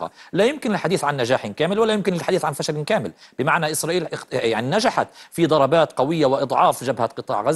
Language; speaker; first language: Arabic; native; Arabic